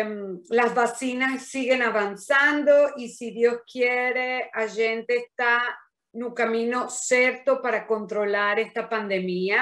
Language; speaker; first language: Spanish; non-native, fluent; Portuguese